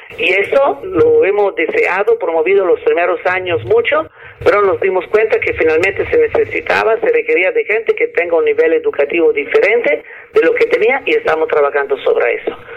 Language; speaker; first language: Spanish; non-native, fluent; Italian